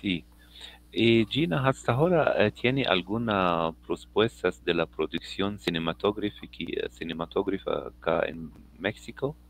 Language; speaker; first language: Spanish; non-native, learner; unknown